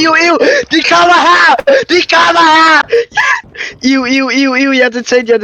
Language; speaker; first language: Danish; native; Danish